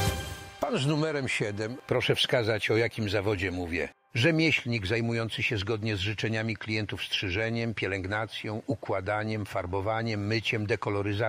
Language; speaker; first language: Polish; native; Polish